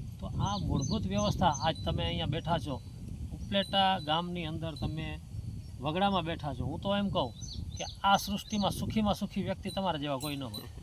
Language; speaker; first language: Gujarati; non-native, local second language; Kachhi